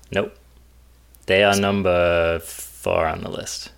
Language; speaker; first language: English; native; English